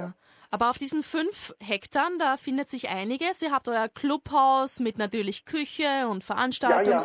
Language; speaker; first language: German; native; German